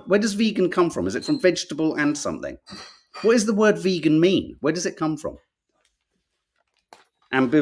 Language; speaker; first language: English; native; English